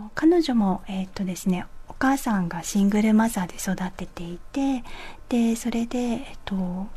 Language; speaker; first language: Japanese; native; Japanese